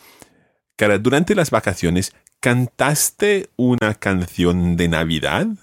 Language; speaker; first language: Spanish; non-native, fluent; English